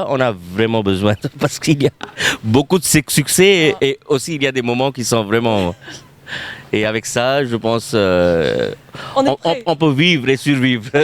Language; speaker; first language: French; non-native, fluent; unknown